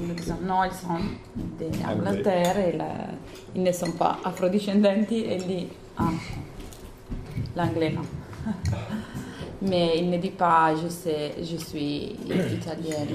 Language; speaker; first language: French; non-native, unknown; Italian